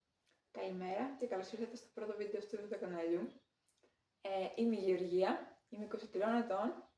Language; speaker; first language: Greek; native; Greek